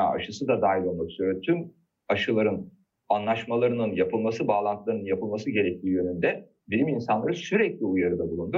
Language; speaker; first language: Turkish; native; Turkish